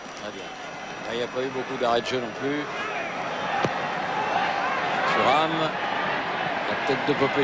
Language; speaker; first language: French; native; French